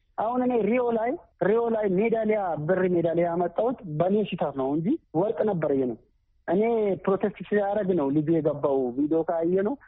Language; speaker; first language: Amharic; native; Amharic